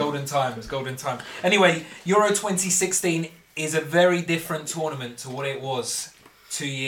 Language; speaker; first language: English; native; English